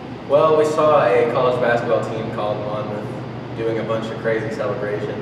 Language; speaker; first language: English; native; English